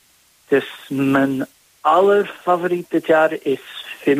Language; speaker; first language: Dutch; non-native, fluent; English